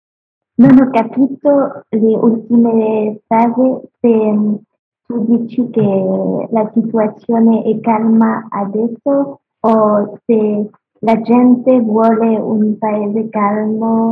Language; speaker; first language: Italian; non-native, learner; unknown